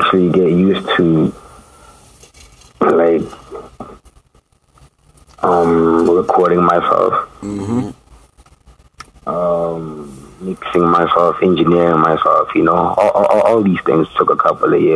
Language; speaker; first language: English; non-native, local second language; Tswana